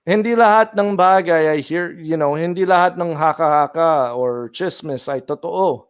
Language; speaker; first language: Filipino; non-native, fluent; English